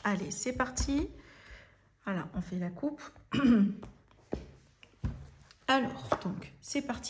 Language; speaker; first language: French; native; French